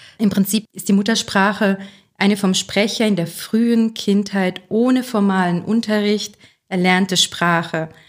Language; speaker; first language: German; early bilingual, other home language; Russian